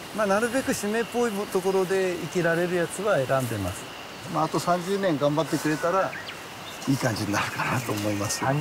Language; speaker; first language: Japanese; native; Japanese